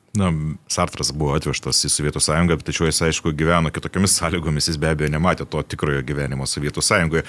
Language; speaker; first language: Lithuanian; native; Lithuanian